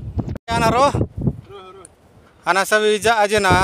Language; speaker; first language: Arabic; non-native, learner; Telugu